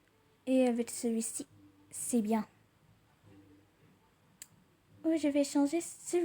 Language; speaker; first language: French; non-native, learner; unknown